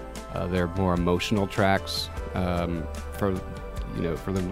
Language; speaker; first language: English; native; English